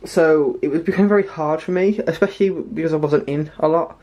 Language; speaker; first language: English; native; English